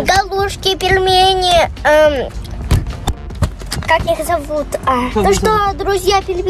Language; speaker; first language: Russian; early bilingual, heritage; Russian